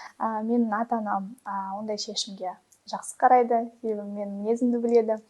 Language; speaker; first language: Kazakh; non-native, local second language; Russian